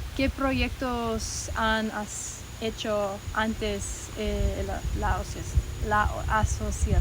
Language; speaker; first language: Spanish; non-native, learner; English